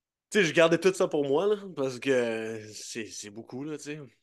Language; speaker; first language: French; native; French